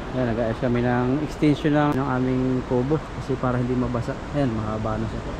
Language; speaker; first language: Filipino; native; Filipino